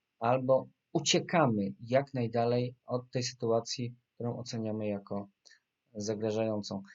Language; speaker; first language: Polish; native; Polish